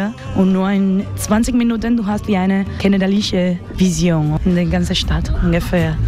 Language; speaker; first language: German; non-native, learner; Spanish